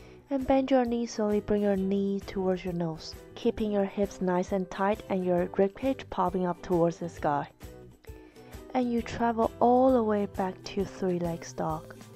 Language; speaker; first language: English; non-native, fluent; Chinese